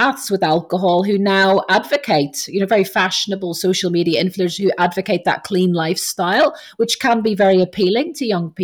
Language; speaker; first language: English; native; English